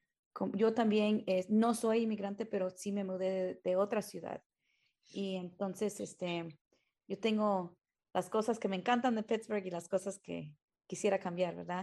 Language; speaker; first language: Spanish; early bilingual, heritage; Spanish